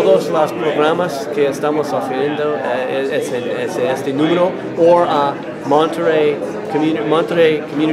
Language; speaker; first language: Spanish; non-native, learner; English